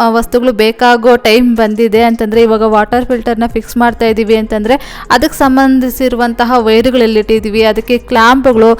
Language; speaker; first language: Kannada; non-native, local second language; Telugu